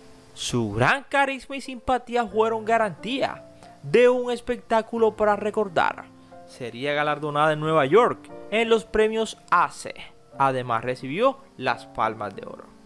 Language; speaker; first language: Spanish; native; Spanish